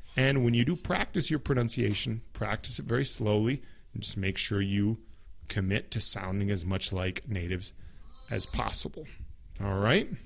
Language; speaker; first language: English; native; English